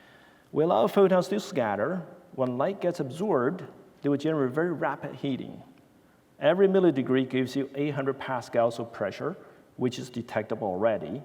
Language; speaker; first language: English; non-native, fluent; Chinese